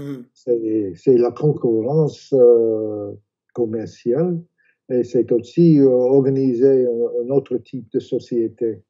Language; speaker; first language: French; non-native, fluent; English